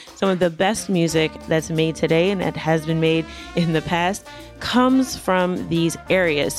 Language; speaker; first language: English; native; English